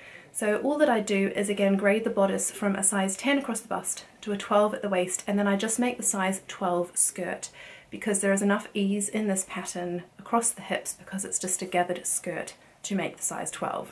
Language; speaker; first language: English; native; English